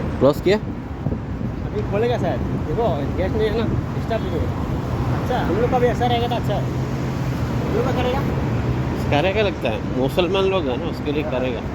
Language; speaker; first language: Hindi; non-native, local second language; Malayalam